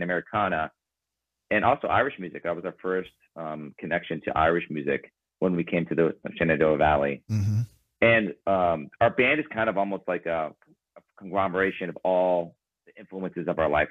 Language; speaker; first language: English; early bilingual, other home language; Ukrainian